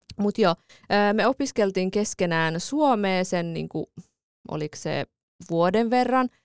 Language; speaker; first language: Finnish; early bilingual, other home language; Kurdish